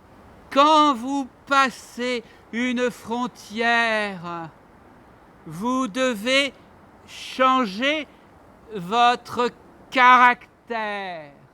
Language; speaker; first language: French; non-native, learner; Armenian